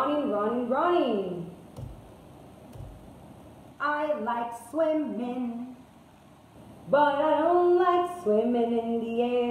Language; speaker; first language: English; non-native, fluent; Spanish